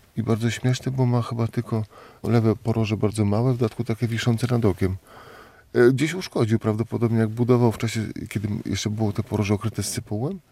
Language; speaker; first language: Polish; native; Polish